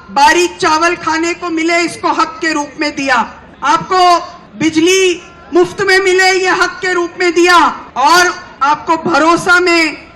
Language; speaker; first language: Hindi; native; Hindi